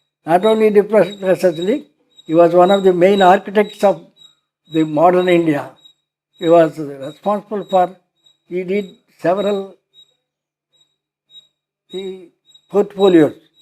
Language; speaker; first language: English; non-native, local second language; Telugu